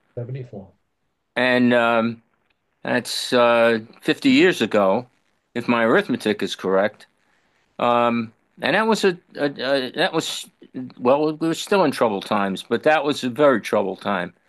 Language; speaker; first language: English; native; English